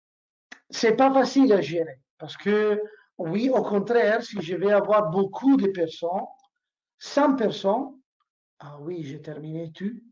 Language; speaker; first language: French; non-native, learner; Italian